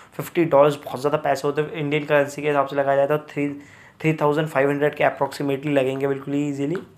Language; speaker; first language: Hindi; native; Hindi